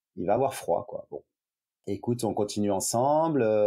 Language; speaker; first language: French; native; French